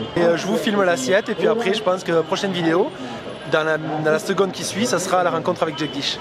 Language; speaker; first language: French; native; French